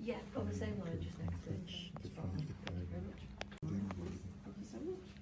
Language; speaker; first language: English; native; English